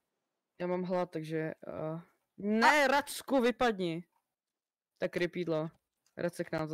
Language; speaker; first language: Czech; native; Czech